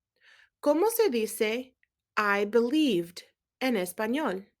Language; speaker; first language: Spanish; non-native, learner; English